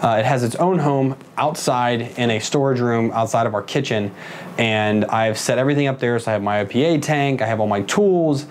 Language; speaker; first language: English; native; English